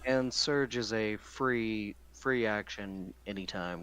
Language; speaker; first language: English; native; English